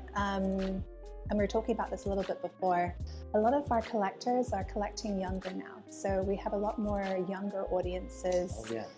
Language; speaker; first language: English; native; English